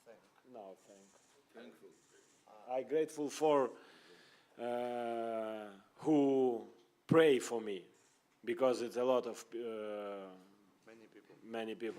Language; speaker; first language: English; non-native, learner; Ukrainian